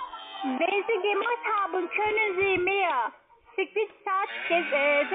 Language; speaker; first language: German; non-native, learner; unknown